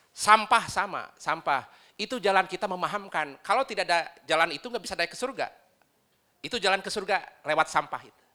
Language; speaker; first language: Indonesian; non-native, local second language; Sundanese